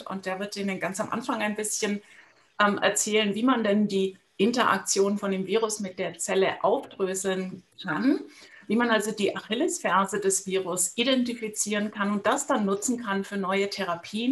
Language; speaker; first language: German; native; German